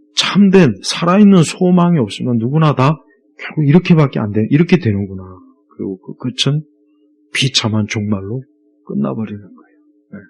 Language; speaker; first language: Korean; native; Korean